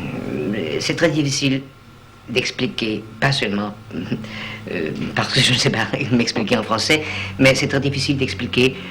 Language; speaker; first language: French; non-native, learner; Danish